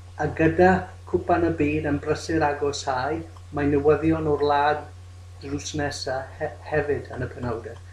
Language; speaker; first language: Welsh; non-native, local second language; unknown